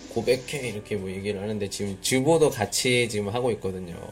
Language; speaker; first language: Korean; native; Korean